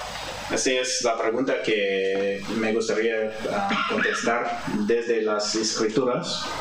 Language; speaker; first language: Spanish; non-native, fluent; English